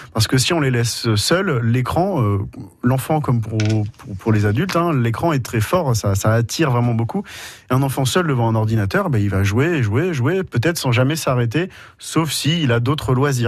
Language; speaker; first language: French; native; French